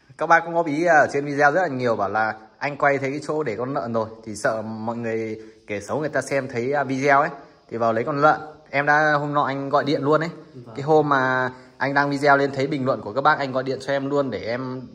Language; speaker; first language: Vietnamese; native; Vietnamese